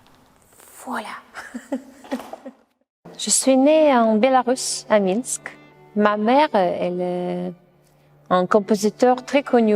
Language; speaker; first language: French; non-native, fluent; Russian